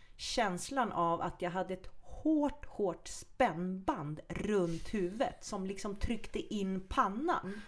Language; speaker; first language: Swedish; native; Swedish